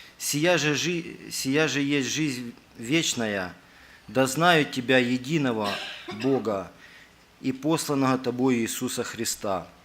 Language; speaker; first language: Russian; native; Russian